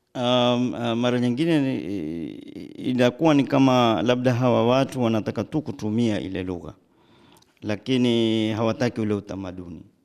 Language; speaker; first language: Swahili; native; Swahili